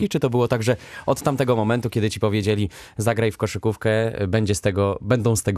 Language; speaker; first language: Polish; native; Polish